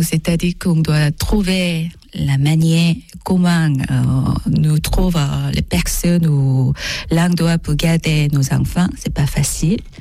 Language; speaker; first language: French; non-native, learner; Korean